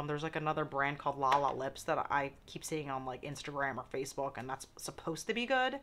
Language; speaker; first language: English; native; English